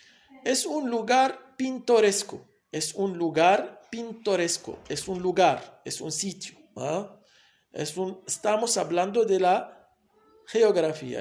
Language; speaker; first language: Spanish; non-native, fluent; Arabic